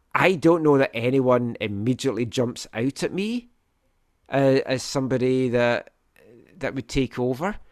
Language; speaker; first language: English; native; English